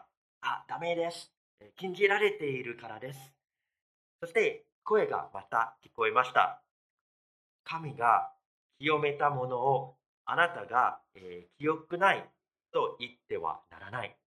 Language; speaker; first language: Japanese; non-native, fluent; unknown